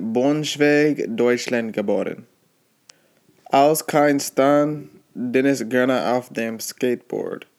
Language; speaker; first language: German; non-native, learner; English